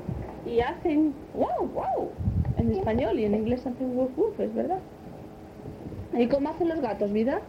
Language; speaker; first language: Spanish; native; Spanish